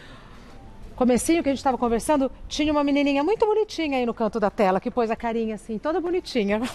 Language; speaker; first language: Portuguese; native; Portuguese